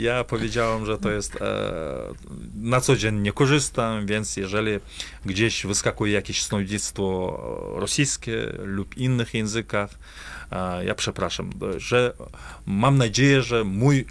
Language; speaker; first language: Polish; non-native, fluent; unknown